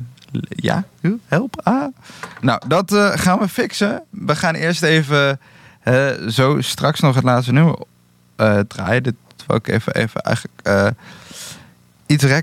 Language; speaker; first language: Dutch; native; Dutch